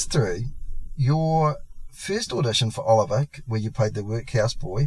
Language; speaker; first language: English; native; English